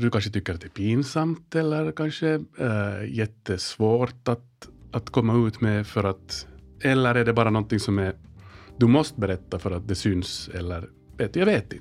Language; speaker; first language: Swedish; native; Swedish